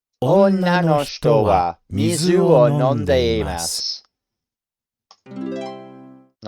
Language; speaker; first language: Japanese; non-native, learner; English